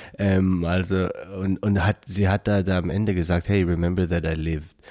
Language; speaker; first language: German; non-native, learner; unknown